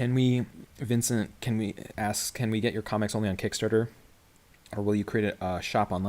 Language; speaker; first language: English; native; English